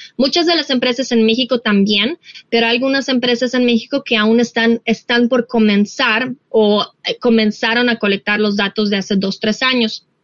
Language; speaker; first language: Spanish; non-native, fluent; Russian